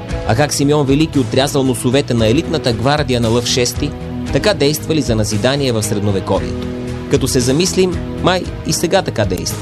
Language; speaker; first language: Bulgarian; native; Bulgarian